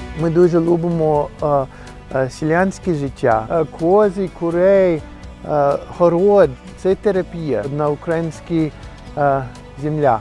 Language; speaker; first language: Ukrainian; non-native, learner; English